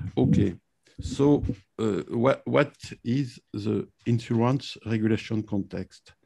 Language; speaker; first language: English; non-native, fluent; French